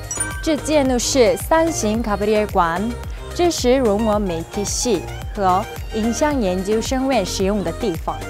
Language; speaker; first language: Chinese; non-native, learner; Korean